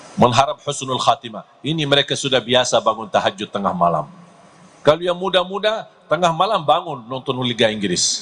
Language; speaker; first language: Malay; non-native, fluent; Arabic